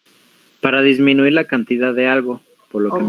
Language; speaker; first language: Spanish; native; Spanish